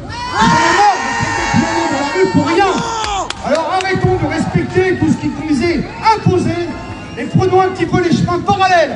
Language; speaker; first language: French; native; French